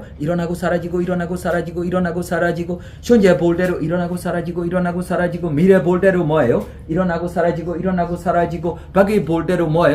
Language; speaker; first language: Korean; non-native, fluent; Burmese